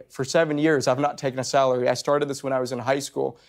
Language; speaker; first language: English; native; English